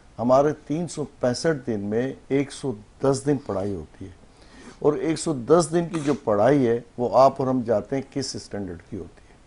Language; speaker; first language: Urdu; native; Urdu